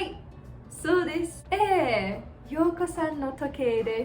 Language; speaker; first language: Japanese; non-native, fluent; English